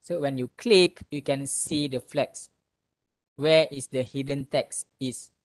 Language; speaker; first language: English; non-native, local second language; Malay